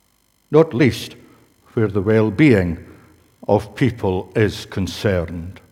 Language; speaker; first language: English; native; English